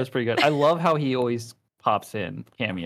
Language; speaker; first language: English; native; English